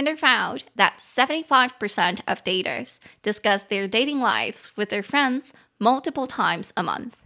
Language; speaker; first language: English; non-native, fluent; Chinese